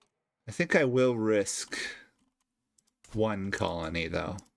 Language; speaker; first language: English; native; English